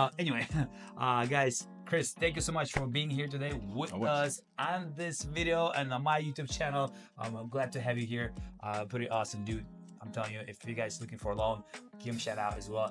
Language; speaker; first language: English; non-native, fluent; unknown